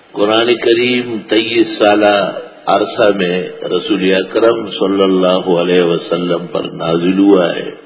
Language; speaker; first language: Urdu; non-native, local second language; Pashto